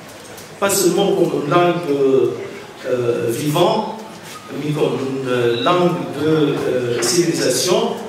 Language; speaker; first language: French; non-native, fluent; Arabic